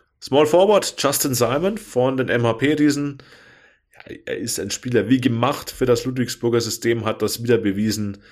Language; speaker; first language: German; native; German